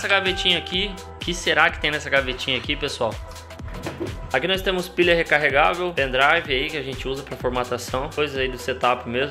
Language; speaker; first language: Portuguese; native; Portuguese